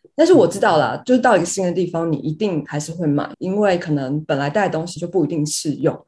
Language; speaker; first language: Chinese; native; Chinese